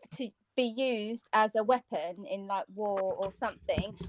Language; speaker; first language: English; non-native, fluent; Bulgarian